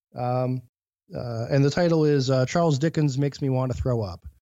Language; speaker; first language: English; native; English